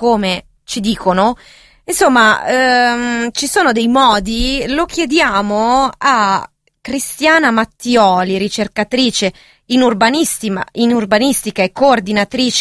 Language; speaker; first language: Italian; native; Italian